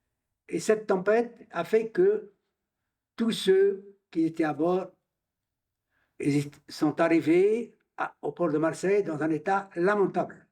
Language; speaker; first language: French; non-native, local second language; Arabic